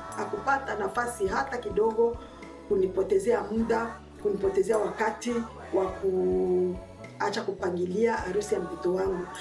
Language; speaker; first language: Swahili; native; Swahili